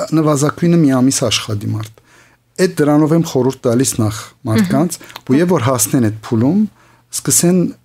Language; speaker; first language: Armenian; early bilingual, heritage; Armenian